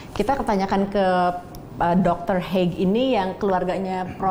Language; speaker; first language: Indonesian; native; Indonesian